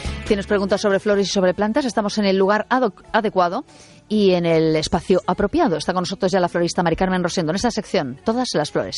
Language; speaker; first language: Spanish; native; Spanish